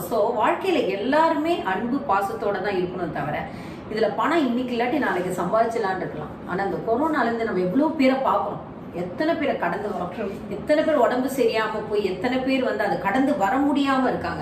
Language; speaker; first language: Tamil; native; Tamil